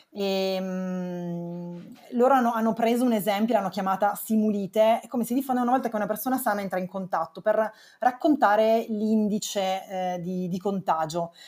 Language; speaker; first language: Italian; native; Italian